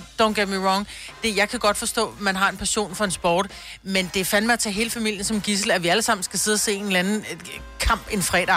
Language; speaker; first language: Danish; native; Danish